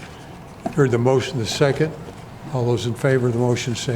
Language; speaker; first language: English; native; English